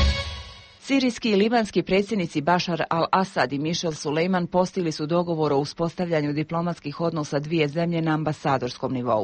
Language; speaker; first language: Croatian; native; Croatian